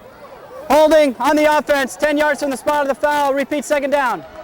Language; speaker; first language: English; native; English